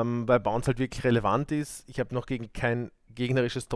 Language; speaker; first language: German; native; German